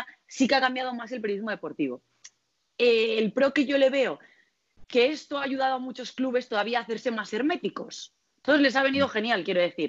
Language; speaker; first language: Spanish; native; Spanish